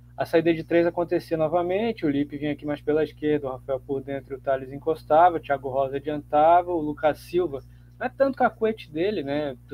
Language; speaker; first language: Portuguese; native; Portuguese